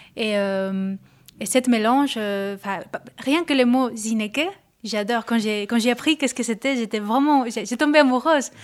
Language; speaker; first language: French; non-native, fluent; Spanish